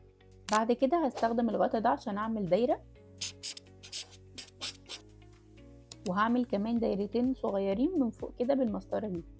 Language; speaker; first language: Arabic; native; Arabic